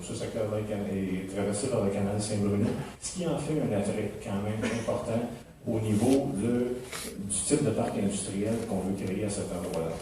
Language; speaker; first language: French; native; French